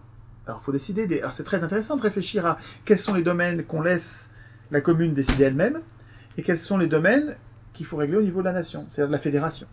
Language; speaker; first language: French; native; French